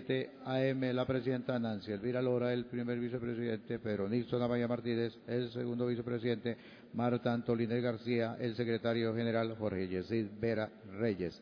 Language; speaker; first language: Spanish; native; Spanish